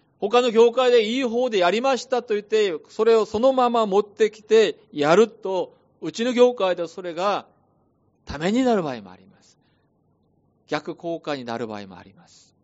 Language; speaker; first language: Japanese; non-native, fluent; Korean